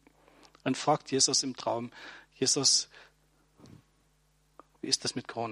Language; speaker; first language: German; native; German